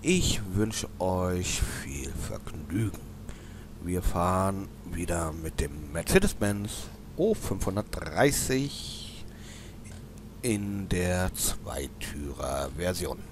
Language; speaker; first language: German; native; German